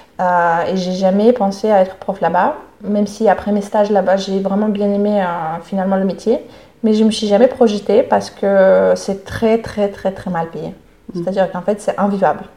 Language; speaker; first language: French; non-native, fluent; Russian